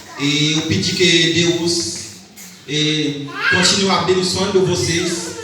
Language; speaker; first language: Portuguese; non-native, learner; Haitian Creole